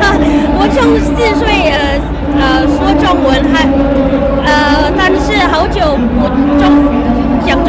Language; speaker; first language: Chinese; early bilingual, heritage; Chinese